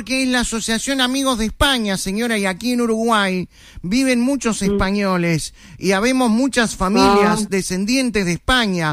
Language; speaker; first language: Spanish; native; Spanish